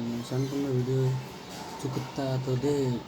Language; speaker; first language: Japanese; non-native, learner; Nepali